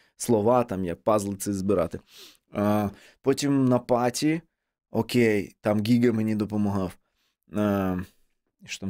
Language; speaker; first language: Ukrainian; non-native, local second language; Russian